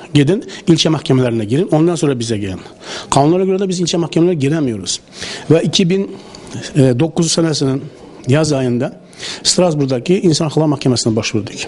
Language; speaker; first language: Turkish; early bilingual, heritage; Turkish